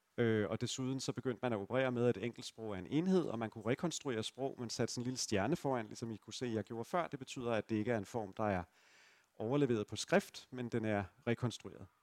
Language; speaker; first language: Danish; native; Danish